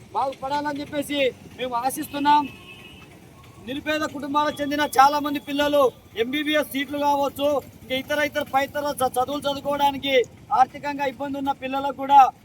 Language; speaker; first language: Telugu; non-native, local second language; Lambadi